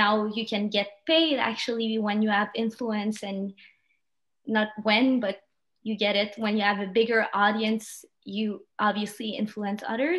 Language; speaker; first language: English; non-native, fluent; French